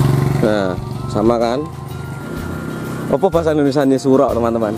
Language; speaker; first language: Indonesian; non-native, local second language; Javanese